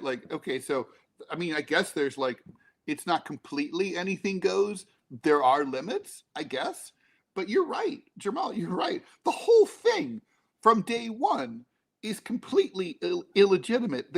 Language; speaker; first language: English; native; English